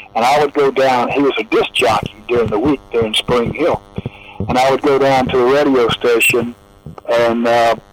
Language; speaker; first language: English; native; English